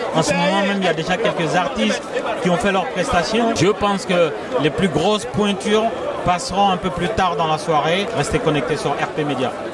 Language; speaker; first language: French; non-native, local second language; Bambara